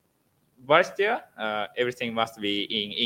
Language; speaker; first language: English; non-native, learner; Japanese